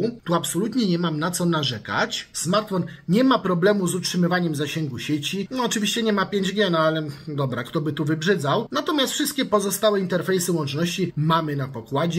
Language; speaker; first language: Polish; native; Polish